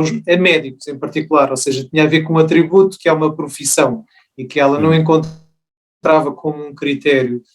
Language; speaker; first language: Portuguese; native; Portuguese